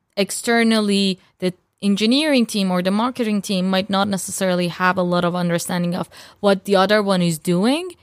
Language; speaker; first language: English; non-native, fluent; Persian